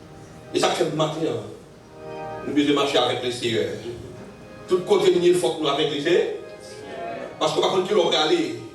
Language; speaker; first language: French; non-native, local second language; Haitian Creole